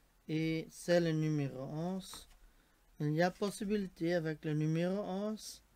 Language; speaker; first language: French; non-native, local second language; Dutch